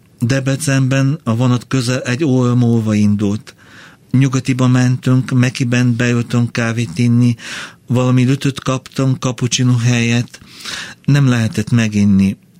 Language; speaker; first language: Hungarian; non-native, fluent; Bulgarian